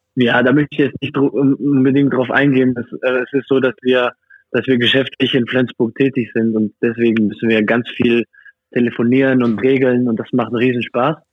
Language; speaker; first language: German; non-native, fluent; French